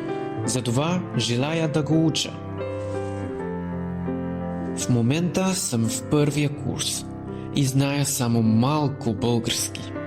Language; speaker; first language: Bulgarian; non-native, learner; Chinese